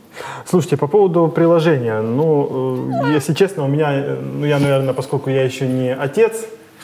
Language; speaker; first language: Russian; native; Russian